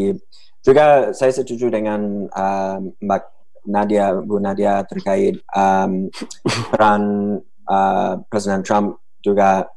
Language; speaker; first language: Indonesian; non-native, fluent; English